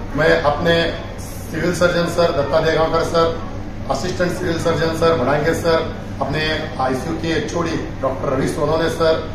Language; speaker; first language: Hindi; non-native, local second language; Marathi